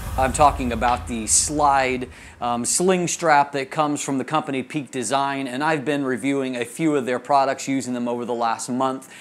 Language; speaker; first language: English; native; English